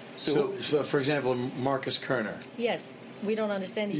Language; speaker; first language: English; non-native, fluent; Hungarian